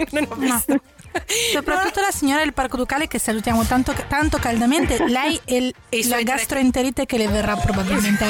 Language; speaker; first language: Italian; native; Italian